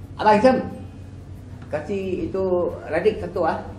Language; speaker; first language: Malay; non-native, local second language; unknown